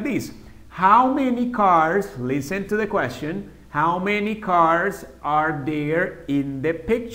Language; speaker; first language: English; non-native, fluent; Spanish